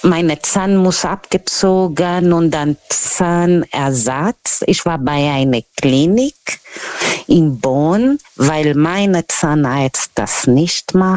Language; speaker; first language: German; non-native, learner; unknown